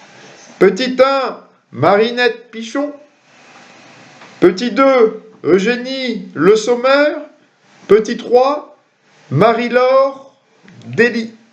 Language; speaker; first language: French; native; French